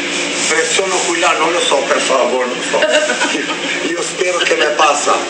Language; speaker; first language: Italian; non-native, learner; Albanian